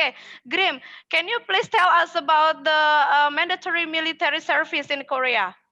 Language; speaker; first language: English; non-native, fluent; Indonesian